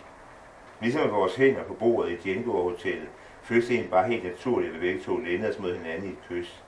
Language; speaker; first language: Danish; native; Danish